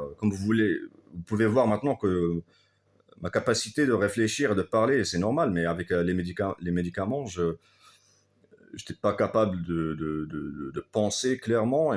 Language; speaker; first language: French; non-native, fluent; Arabic